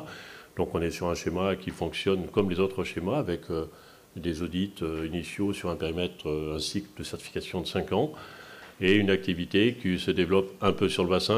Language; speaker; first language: French; native; French